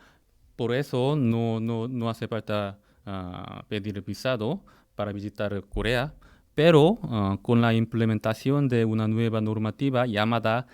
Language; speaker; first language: Spanish; non-native, fluent; Korean